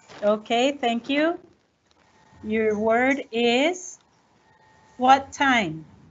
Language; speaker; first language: English; non-native, fluent; Spanish